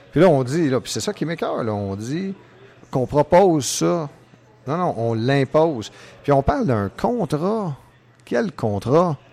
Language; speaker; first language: French; native; French